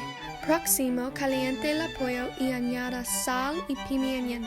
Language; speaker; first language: Spanish; non-native, learner; English